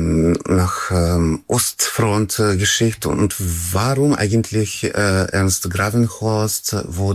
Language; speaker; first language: German; non-native, learner; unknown